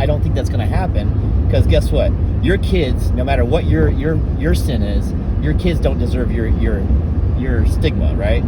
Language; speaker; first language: English; native; English